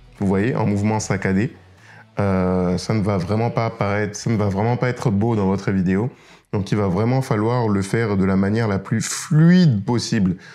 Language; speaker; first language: French; native; French